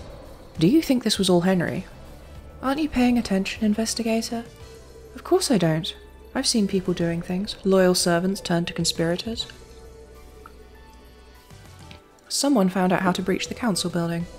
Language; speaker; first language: English; native; English